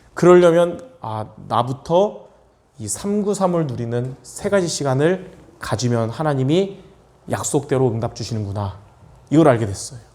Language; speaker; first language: Korean; native; Korean